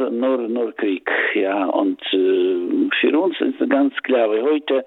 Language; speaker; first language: German; non-native, learner; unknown